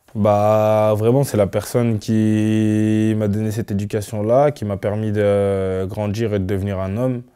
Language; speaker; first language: French; native; French